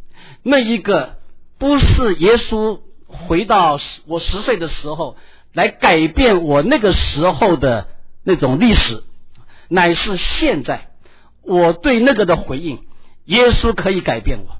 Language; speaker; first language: Chinese; native; Chinese